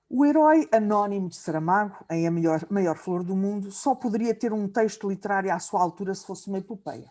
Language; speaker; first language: Portuguese; native; Portuguese